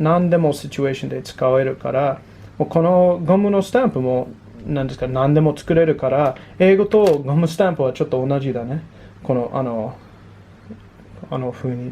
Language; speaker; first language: Japanese; non-native, learner; English